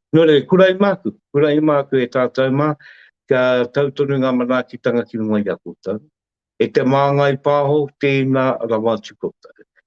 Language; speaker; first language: Māori; native; Māori